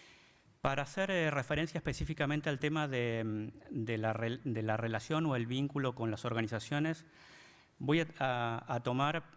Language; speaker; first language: Spanish; native; Spanish